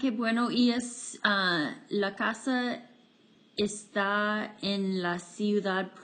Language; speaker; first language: Spanish; non-native, fluent; English